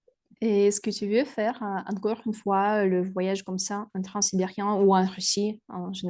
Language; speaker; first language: French; non-native, fluent; Russian